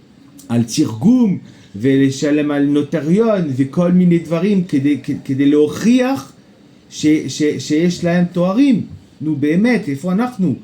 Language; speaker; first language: Hebrew; non-native, fluent; French